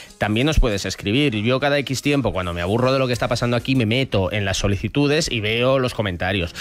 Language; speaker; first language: Spanish; native; Spanish